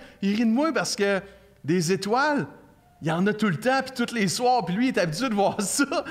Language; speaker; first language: French; native; French